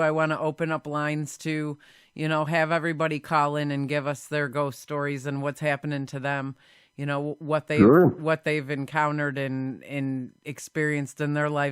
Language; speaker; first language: English; native; English